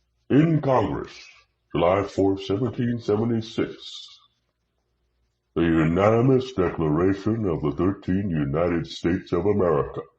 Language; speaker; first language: English; native; English